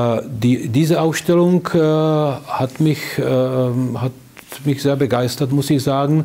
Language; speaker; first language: German; non-native, fluent; Czech